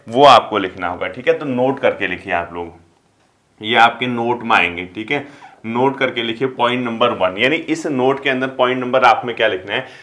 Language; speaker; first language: Hindi; native; Hindi